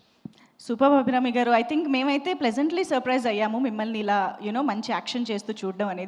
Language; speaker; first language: Telugu; native; Telugu